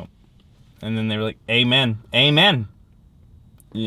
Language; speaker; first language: English; native; English